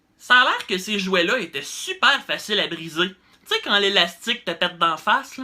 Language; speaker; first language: French; native; French